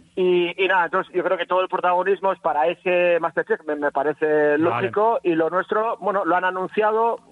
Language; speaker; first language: Spanish; native; Spanish